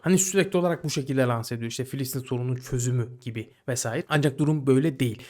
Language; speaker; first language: Turkish; native; Turkish